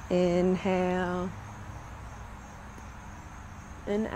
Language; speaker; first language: English; native; English